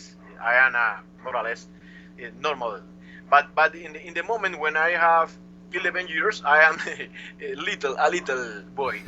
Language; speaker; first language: English; non-native, learner; Spanish